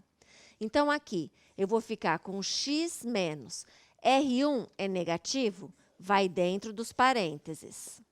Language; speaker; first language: Portuguese; native; Portuguese